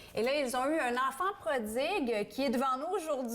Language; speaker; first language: French; native; French